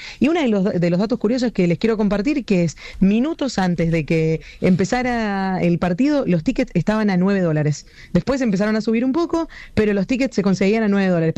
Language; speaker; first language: Spanish; native; Spanish